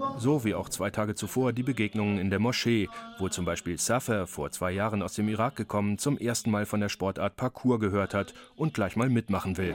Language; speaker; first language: German; native; German